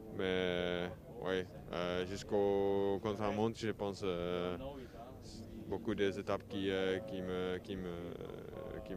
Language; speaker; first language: French; non-native, local second language; Dutch